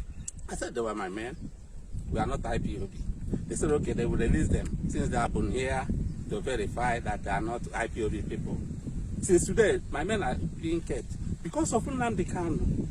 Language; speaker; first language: English; non-native, local second language; Igbo